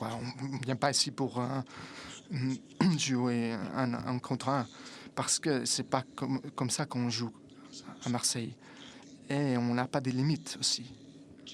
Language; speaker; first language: French; non-native, fluent; Italian